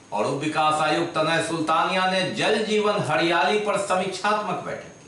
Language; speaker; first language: Hindi; native; Hindi